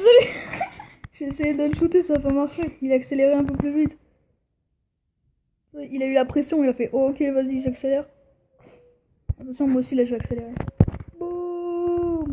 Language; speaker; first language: French; native; French